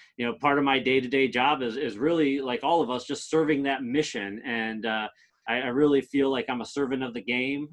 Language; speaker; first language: English; native; English